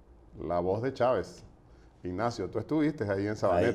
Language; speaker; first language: Spanish; native; Spanish